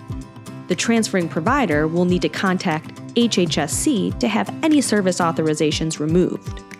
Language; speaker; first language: English; native; English